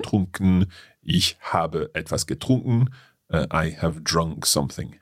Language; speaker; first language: German; non-native, learner; English